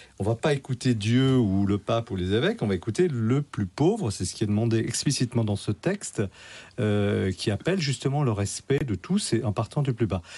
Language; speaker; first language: French; native; French